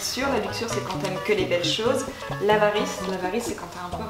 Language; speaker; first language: French; native; French